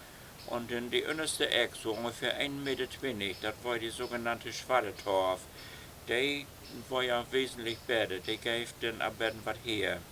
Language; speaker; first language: German; non-native, local second language; Low German